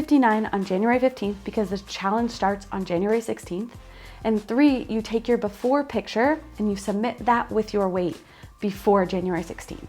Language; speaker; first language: English; native; English